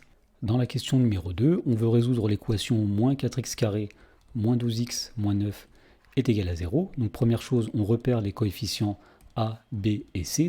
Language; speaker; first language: French; native; French